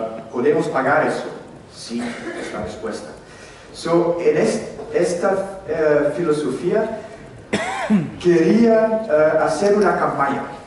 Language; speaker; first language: Spanish; non-native, learner; Dutch